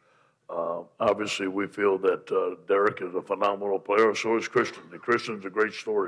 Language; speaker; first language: English; native; English